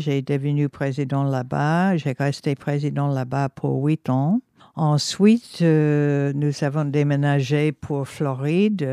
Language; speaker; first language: French; non-native, fluent; English